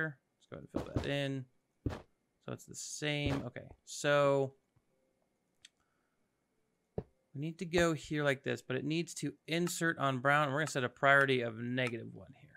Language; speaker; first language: English; native; English